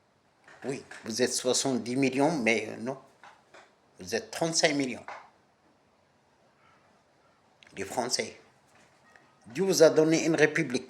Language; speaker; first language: French; non-native, local second language; Arabic